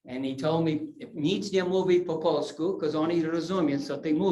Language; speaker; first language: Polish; early bilingual, heritage; English